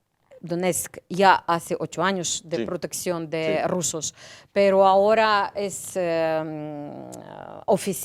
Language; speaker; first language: Spanish; non-native, learner; Ukrainian